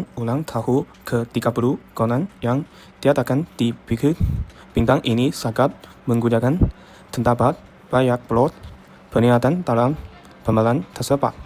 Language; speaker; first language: Malay; non-native, learner; Chinese